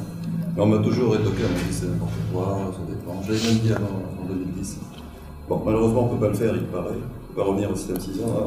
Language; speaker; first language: French; non-native, local second language; Arabic